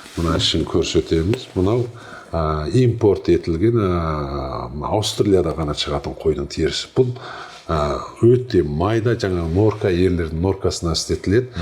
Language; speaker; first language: Kazakh; native; Kazakh